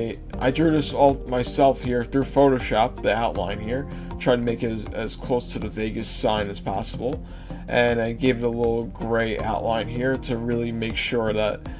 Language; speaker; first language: English; native; English